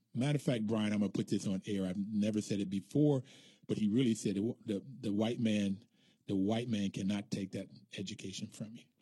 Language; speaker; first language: English; native; English